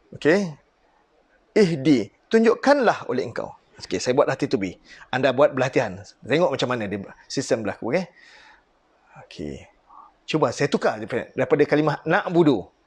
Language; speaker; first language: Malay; native; Malay